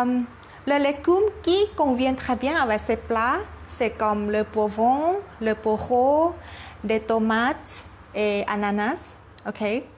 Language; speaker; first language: French; non-native, learner; Thai